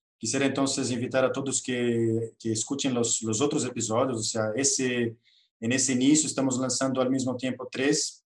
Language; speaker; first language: Spanish; non-native, fluent; Portuguese